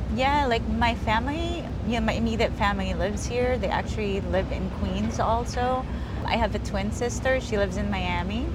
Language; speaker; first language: English; early bilingual, other home language; Filipino